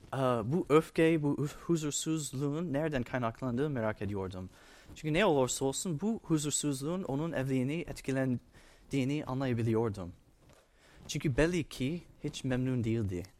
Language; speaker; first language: Turkish; non-native, fluent; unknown